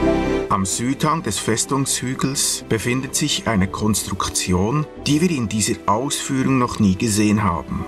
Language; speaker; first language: German; native; German